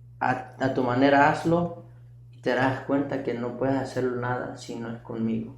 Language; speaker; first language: Spanish; early bilingual, heritage; Spanish